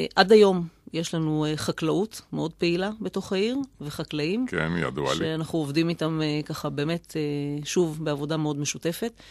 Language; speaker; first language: Hebrew; native; Hebrew